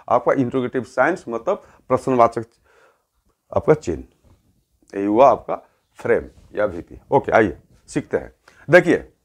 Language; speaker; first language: Hindi; native; Hindi